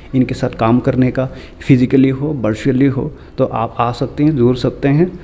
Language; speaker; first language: Hindi; non-native, local second language; Assamese